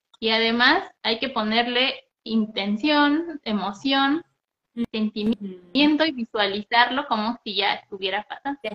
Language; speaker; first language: Spanish; native; Spanish